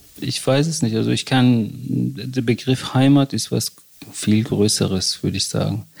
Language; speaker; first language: German; non-native, fluent; Persian